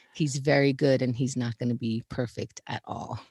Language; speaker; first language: English; native; English